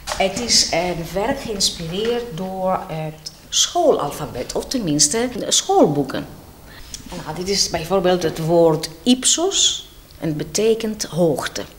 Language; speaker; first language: Dutch; non-native, fluent; Greek